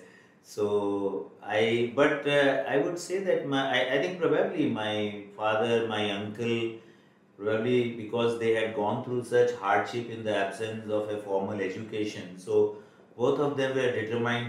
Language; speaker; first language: English; non-native, local second language; Marwari